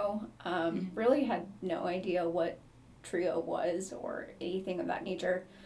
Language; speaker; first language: English; native; English